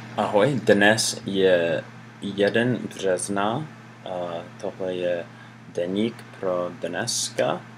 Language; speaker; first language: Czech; non-native, learner; English